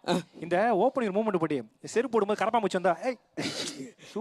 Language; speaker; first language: Tamil; native; Tamil